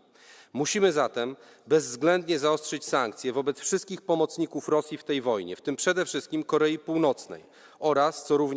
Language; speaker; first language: Polish; native; Polish